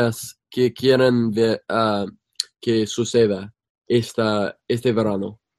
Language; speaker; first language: Spanish; non-native, fluent; English